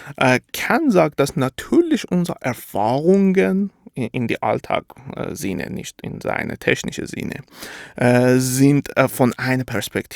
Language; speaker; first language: German; non-native, fluent; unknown